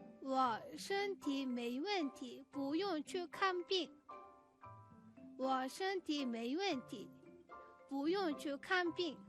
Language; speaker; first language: Chinese; non-native, fluent; Mongolian